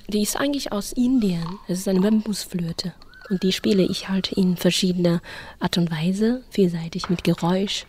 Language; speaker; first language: German; non-native, learner; Chinese